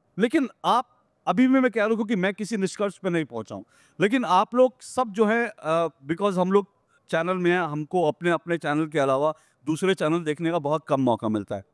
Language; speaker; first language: Hindi; native; Hindi